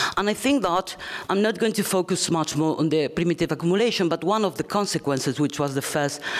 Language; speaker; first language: English; non-native, fluent; Spanish